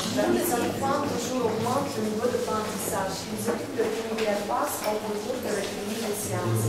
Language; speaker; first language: French; non-native, fluent; Russian